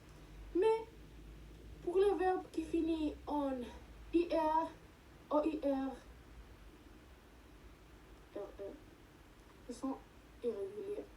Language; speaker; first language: French; non-native, learner; Spanish